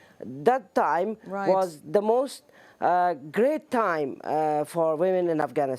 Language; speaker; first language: English; non-native, learner; Persian